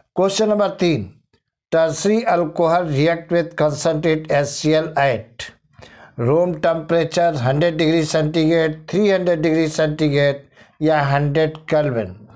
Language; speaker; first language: Hindi; native; Hindi